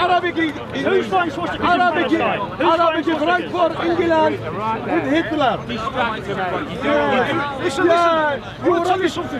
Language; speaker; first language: English; non-native, learner; Arabic